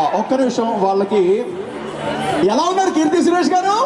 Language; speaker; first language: Telugu; native; Telugu